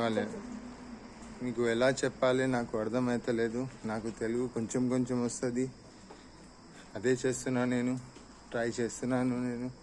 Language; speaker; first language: Telugu; non-native, local second language; Hindi